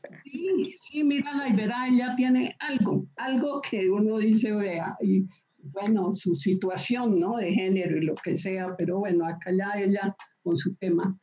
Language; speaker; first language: Spanish; native; Spanish